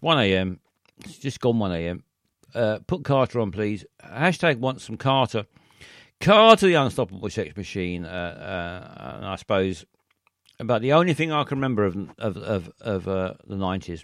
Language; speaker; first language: English; native; English